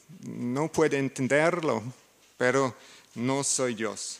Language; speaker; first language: Spanish; non-native, learner; German